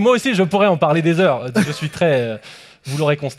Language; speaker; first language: French; native; French